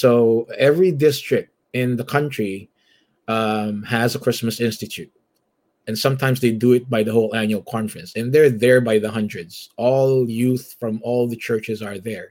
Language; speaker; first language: English; non-native, local second language; Filipino